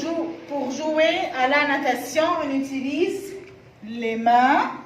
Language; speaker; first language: French; non-native, fluent; Arabic